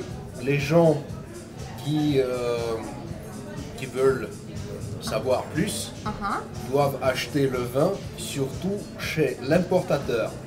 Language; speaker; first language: French; non-native, fluent; Russian